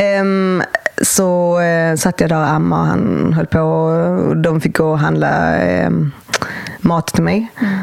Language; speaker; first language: Swedish; native; Swedish